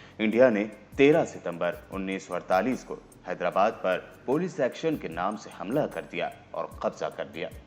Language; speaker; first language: Urdu; native; Urdu